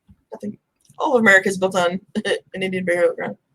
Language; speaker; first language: English; native; English